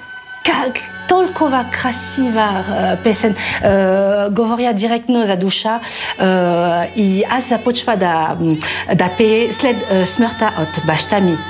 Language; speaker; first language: Bulgarian; non-native, learner; French